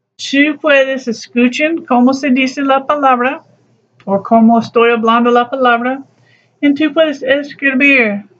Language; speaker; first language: Spanish; non-native, learner; English